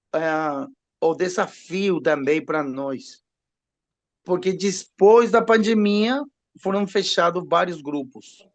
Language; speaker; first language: Portuguese; non-native, learner; Spanish